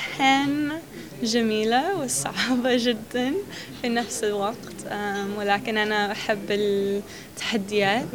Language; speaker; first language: Arabic; non-native, learner; English